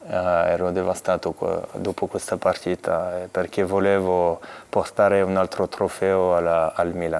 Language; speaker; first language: Italian; non-native, fluent; French